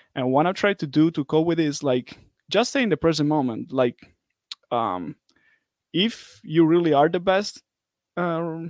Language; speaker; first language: English; non-native, fluent; Italian